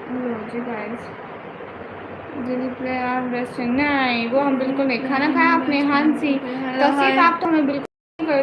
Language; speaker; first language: Hindi; non-native, local second language; Punjabi